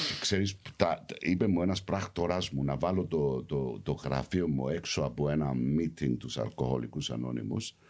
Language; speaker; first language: Greek; early bilingual, heritage; Greek